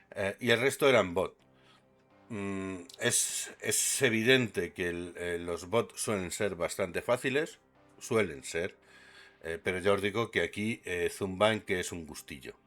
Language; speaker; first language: Spanish; native; Spanish